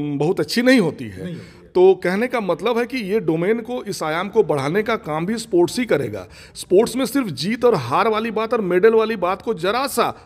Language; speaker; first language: Hindi; non-native, local second language; Bangla